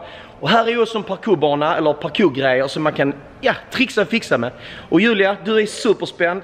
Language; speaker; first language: Swedish; native; Swedish